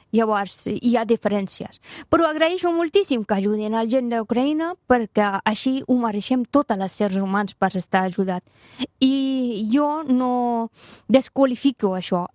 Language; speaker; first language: Catalan; non-native, fluent; Persian